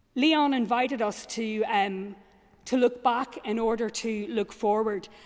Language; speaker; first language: English; native; English